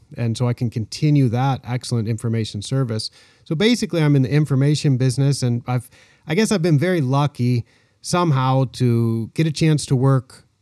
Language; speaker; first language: English; native; English